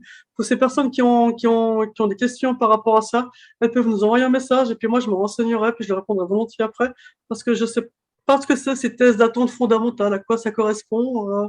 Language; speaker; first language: French; native; French